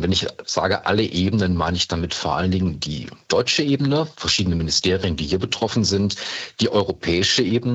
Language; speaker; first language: German; native; German